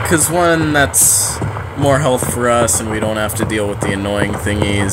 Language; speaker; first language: English; native; English